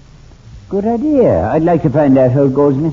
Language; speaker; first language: English; native; English